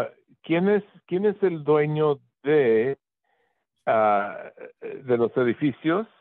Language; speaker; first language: Spanish; early bilingual, heritage; Spanish